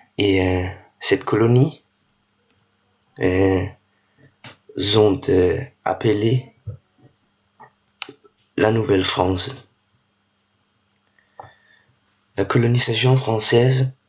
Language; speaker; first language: French; non-native, learner; Danish